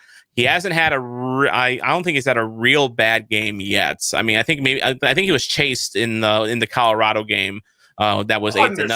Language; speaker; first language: English; native; English